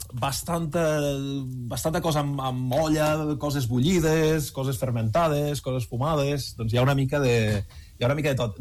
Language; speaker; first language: Catalan; native; Catalan